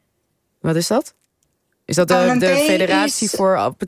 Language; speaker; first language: Dutch; native; Dutch